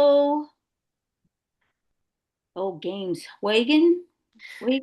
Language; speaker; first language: Spanish; non-native, learner; English